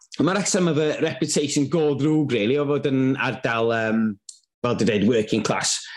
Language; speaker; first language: Welsh; native; Welsh